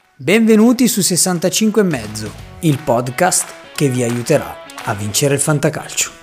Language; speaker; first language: Italian; native; Italian